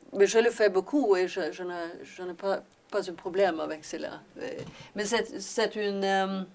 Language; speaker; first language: French; non-native, learner; Swedish